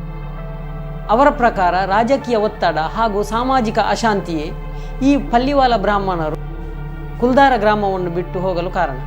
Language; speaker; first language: Kannada; native; Kannada